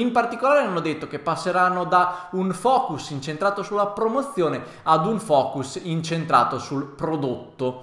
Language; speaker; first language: Italian; native; Italian